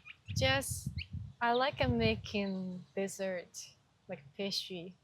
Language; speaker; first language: English; non-native, learner; Japanese